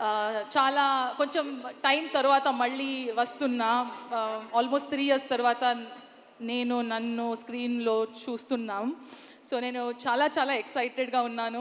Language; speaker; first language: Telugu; non-native, learner; Kannada